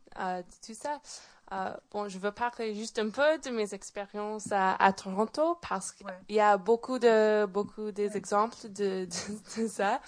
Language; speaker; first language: French; non-native, fluent; English